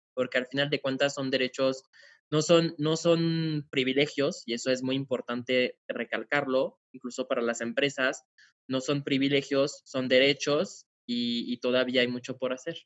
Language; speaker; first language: Spanish; non-native, fluent; French